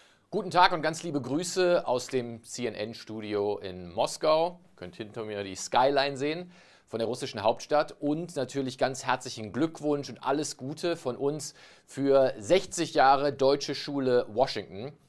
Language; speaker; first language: German; early bilingual, heritage; German